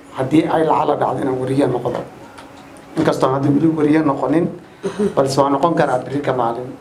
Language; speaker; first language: Somali; early bilingual, heritage; Somali